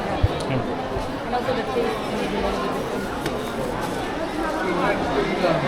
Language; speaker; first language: English; non-native, fluent; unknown